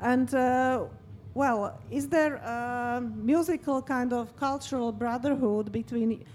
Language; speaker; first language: English; non-native, fluent; Slovak